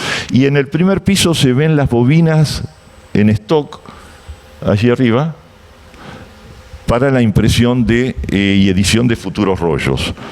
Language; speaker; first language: Spanish; native; Spanish